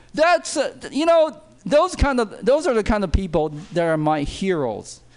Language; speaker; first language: English; non-native, fluent; Chinese